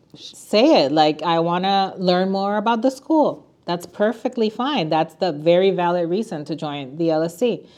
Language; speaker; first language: English; non-native, fluent; Spanish